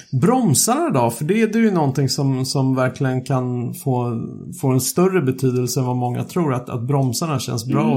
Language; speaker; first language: Swedish; native; Swedish